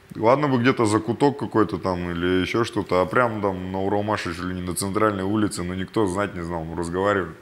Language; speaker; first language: Russian; native; Russian